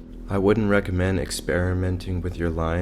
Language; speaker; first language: English; native; English